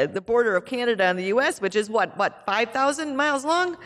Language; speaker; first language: English; native; English